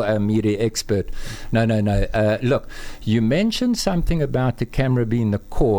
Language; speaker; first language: English; native; English